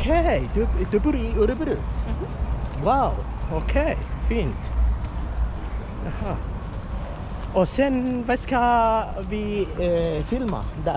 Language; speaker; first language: Swedish; non-native, learner; Somali